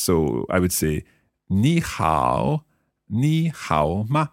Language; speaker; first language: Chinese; non-native, learner; English